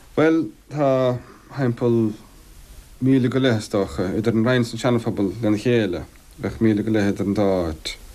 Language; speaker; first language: Irish; native; Irish